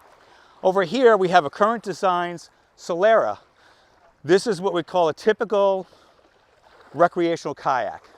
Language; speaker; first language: English; native; English